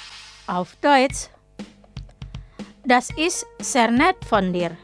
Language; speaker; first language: German; non-native, fluent; Indonesian